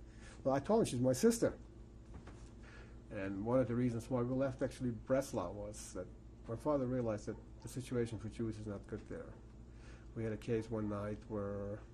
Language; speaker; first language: English; early bilingual, other home language; Yiddish